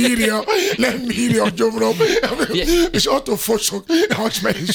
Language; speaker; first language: Hungarian; non-native, fluent; Yoruba